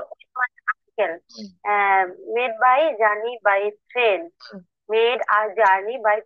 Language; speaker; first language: English; non-native, learner; Bangla